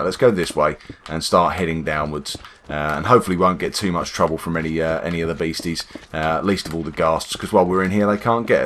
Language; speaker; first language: English; native; English